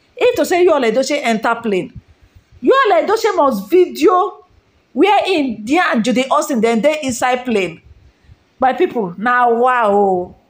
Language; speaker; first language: Nigerian Pidgin; non-native, local second language; Igbo